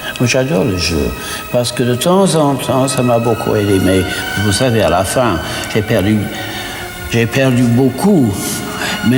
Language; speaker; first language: French; non-native, fluent; English